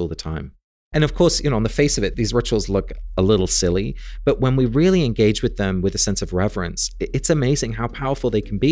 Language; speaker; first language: English; native; English